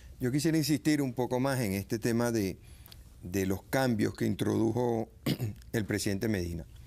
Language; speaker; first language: Spanish; native; Spanish